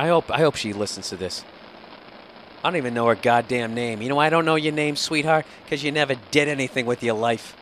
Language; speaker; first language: English; native; English